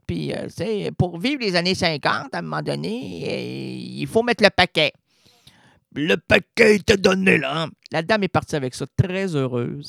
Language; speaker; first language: French; native; French